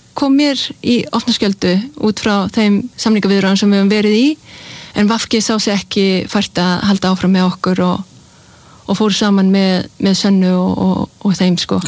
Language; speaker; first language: Icelandic; early bilingual, heritage; Icelandic